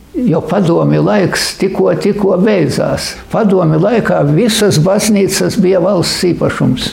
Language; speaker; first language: Latvian; native; Latvian